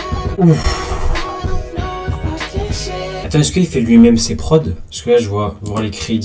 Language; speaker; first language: French; native; French